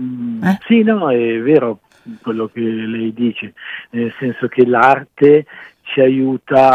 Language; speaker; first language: Italian; native; Italian